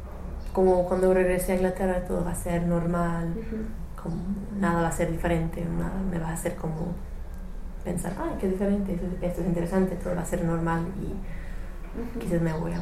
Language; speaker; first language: Spanish; non-native, fluent; English